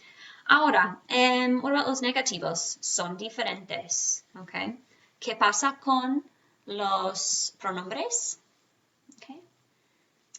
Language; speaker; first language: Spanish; non-native, fluent; English